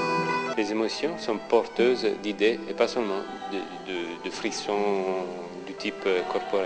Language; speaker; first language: French; non-native, fluent; Italian